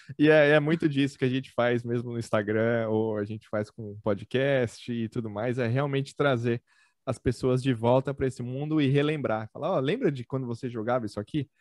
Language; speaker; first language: Portuguese; native; Portuguese